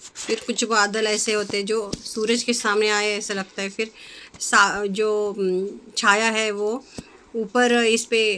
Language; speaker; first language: Hindi; non-native, local second language; Marathi